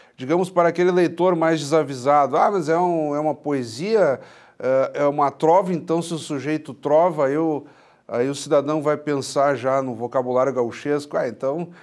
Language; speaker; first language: Portuguese; native; Portuguese